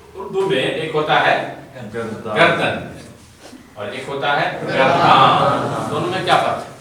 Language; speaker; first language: Urdu; non-native, local second language; Bangla